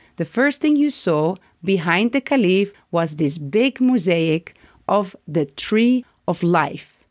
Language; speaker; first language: English; non-native, fluent; Dutch